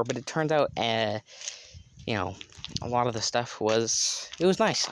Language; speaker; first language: English; native; English